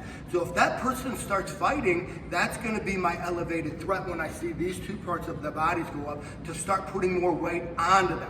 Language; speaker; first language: English; native; English